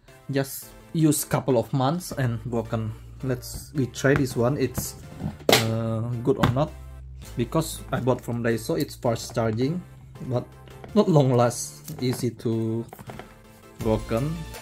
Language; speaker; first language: English; non-native, learner; Indonesian